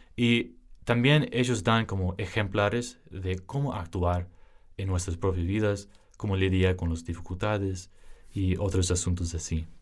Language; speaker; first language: Spanish; early bilingual, heritage; English